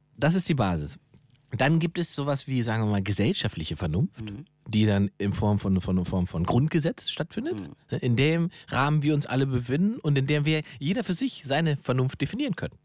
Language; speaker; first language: German; native; German